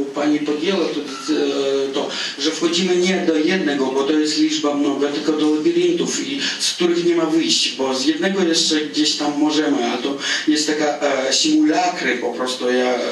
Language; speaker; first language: Polish; non-native, fluent; Russian